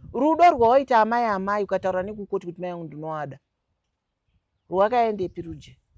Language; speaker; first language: Shona; native; Shona